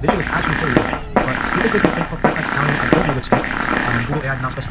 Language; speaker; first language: English; native; English